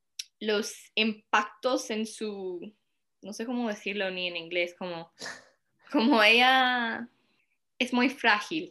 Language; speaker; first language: Spanish; early bilingual, heritage; Spanish